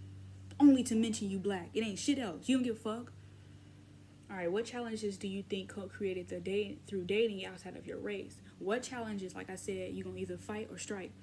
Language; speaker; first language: English; native; English